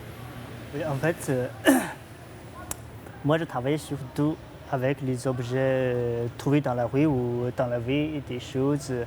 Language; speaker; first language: French; non-native, fluent; Chinese